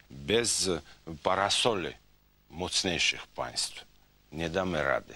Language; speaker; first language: Polish; non-native, fluent; Georgian